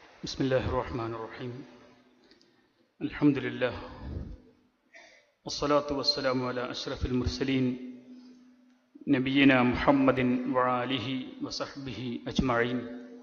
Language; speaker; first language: Arabic; non-native, fluent; Malayalam